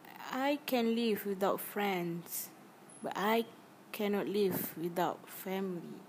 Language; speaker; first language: English; non-native, learner; Malay